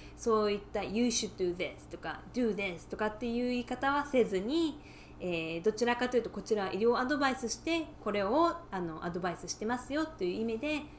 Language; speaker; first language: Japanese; native; Japanese